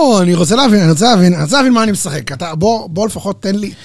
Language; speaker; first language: Hebrew; native; Hebrew